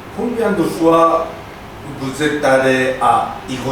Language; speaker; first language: French; non-native, learner; Japanese